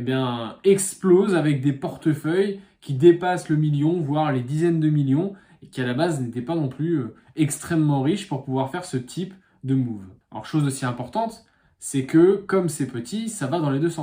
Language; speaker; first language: French; native; French